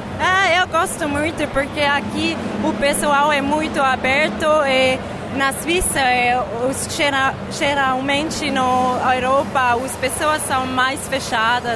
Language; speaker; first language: Portuguese; non-native, learner; German